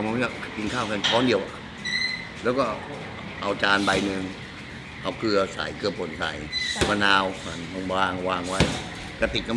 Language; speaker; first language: Thai; native; Thai